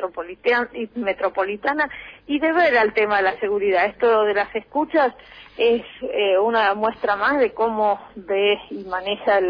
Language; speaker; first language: Spanish; native; Spanish